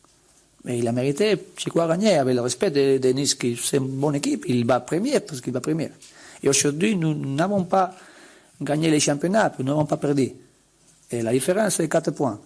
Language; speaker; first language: French; non-native, learner; Spanish